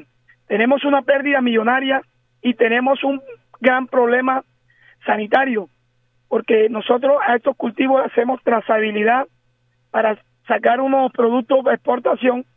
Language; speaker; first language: Spanish; native; Spanish